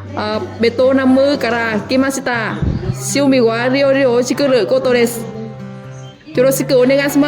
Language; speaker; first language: Japanese; non-native, learner; Vietnamese